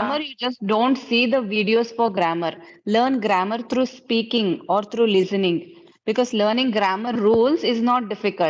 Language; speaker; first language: English; non-native, fluent; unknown